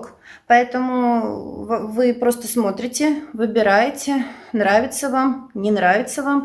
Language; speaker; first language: Russian; native; Russian